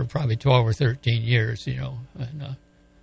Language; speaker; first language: English; native; English